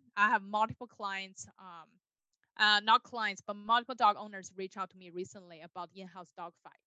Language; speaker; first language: English; non-native, fluent; Chinese